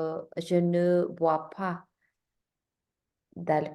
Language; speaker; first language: French; non-native, learner; Spanish